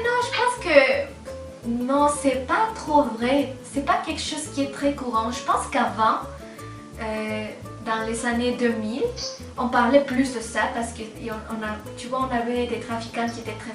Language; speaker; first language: French; non-native, fluent; Spanish